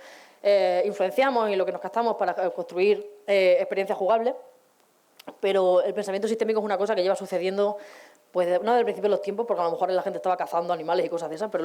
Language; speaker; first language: Spanish; native; Spanish